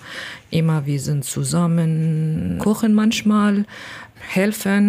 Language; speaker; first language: German; non-native, learner; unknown